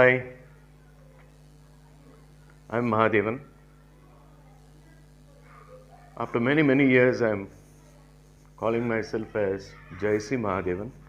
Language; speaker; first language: English; non-native, local second language; Tamil